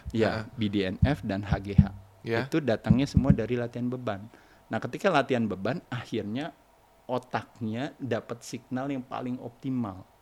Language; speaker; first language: Indonesian; native; Indonesian